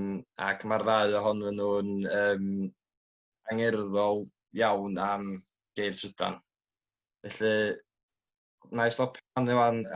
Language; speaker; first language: Welsh; native; Welsh